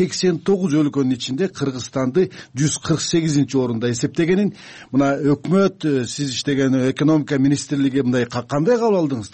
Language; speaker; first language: Kyrgyz; native; Kyrgyz